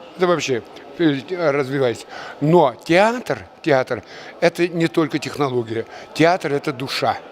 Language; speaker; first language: Russian; non-native, local second language; Chuvash